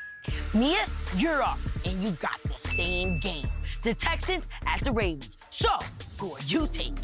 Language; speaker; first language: English; native; English